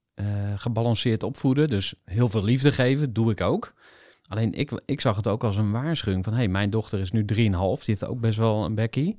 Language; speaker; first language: Dutch; native; Dutch